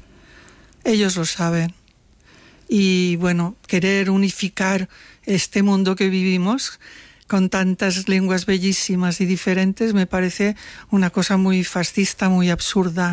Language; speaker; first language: Spanish; non-native, local second language; Catalan